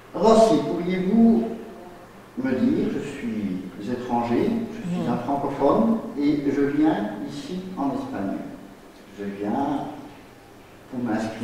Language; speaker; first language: French; native; French